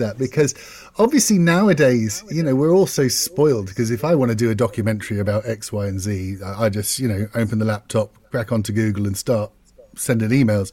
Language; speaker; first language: English; native; English